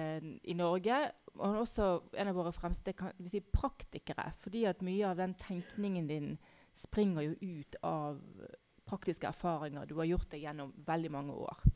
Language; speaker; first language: Norwegian; native; Norwegian